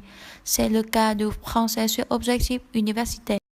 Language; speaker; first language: French; non-native, learner; Vietnamese